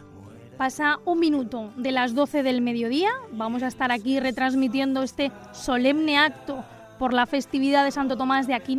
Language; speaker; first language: Spanish; native; Spanish